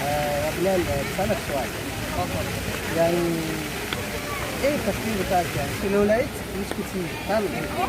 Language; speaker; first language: Arabic; non-native, fluent; Oromo